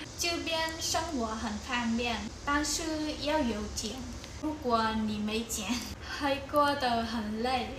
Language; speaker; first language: Chinese; non-native, learner; Vietnamese